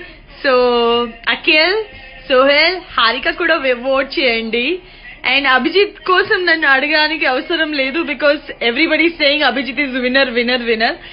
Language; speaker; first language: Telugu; non-native, learner; Gujarati